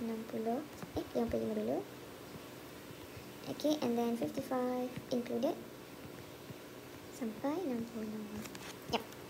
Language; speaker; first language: English; non-native, local second language; Malay